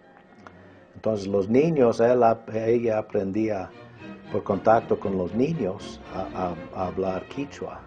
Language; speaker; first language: Spanish; early bilingual, other home language; English